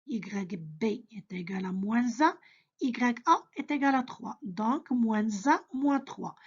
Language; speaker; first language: French; non-native, local second language; Arabic